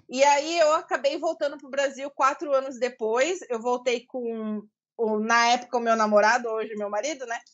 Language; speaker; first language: Portuguese; native; Portuguese